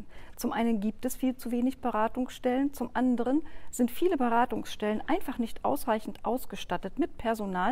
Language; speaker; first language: German; native; German